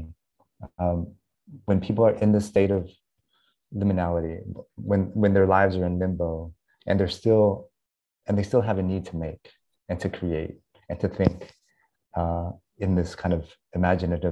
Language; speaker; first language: English; native; English